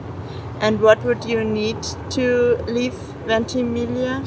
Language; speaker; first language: English; non-native, fluent; German